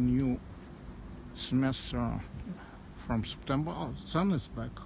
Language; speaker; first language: English; non-native, fluent; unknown